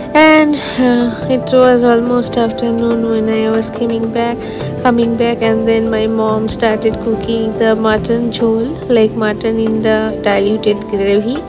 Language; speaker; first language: English; non-native, local second language; Bangla